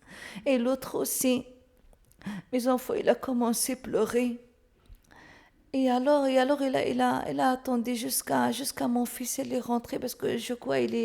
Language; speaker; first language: French; non-native, learner; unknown